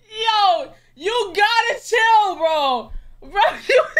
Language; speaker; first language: English; native; English